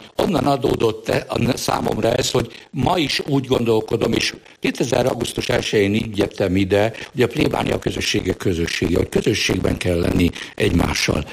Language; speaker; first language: Hungarian; native; Hungarian